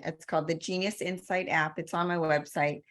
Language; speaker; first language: English; native; English